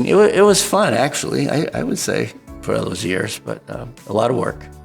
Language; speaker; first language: English; native; English